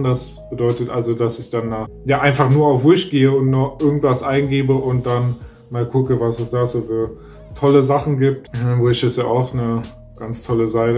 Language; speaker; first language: German; native; German